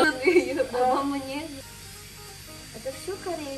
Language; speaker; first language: Russian; non-native, fluent; Korean